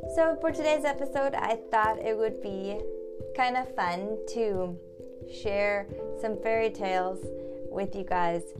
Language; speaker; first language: English; early bilingual, other home language; German